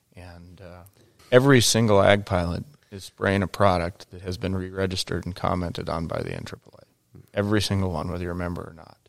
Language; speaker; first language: English; native; English